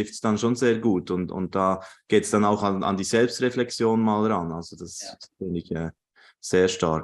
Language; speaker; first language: German; native; German